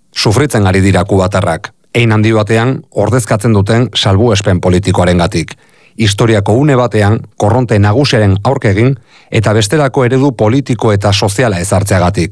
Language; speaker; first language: Basque; native; Basque